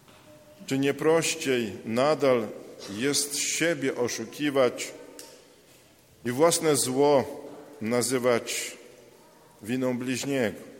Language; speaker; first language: Polish; native; Polish